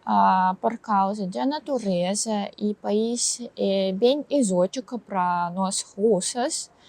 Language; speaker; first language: Portuguese; non-native, learner; Russian